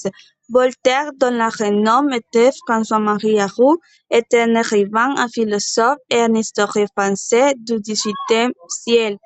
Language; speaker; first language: French; non-native, learner; Spanish